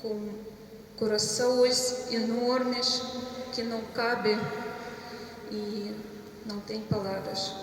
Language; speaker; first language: Portuguese; non-native, fluent; Ukrainian